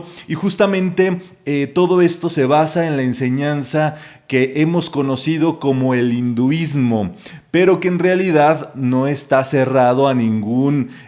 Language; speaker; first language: Spanish; native; Spanish